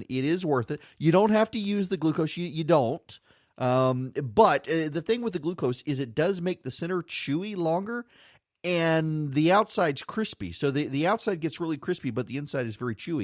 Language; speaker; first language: English; native; English